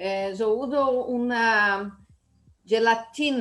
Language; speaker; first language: Spanish; non-native, learner; Portuguese